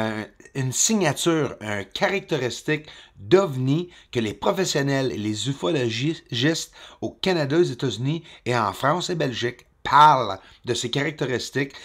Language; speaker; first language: French; native; French